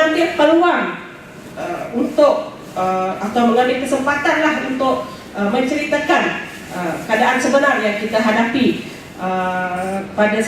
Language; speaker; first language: Malay; native; Malay